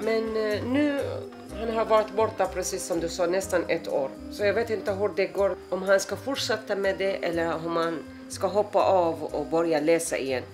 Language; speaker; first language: Swedish; non-native, fluent; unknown